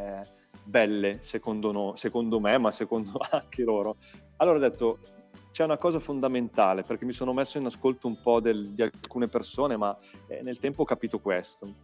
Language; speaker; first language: Italian; native; Italian